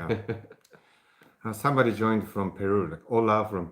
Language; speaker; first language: English; non-native, fluent; Japanese